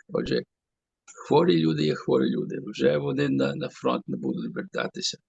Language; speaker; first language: Ukrainian; early bilingual, heritage; Ukrainian